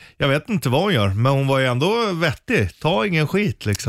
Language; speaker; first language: Swedish; native; Swedish